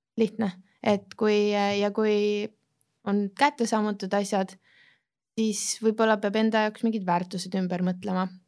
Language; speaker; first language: Estonian; native; Estonian